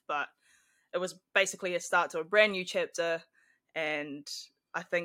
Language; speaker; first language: English; native; English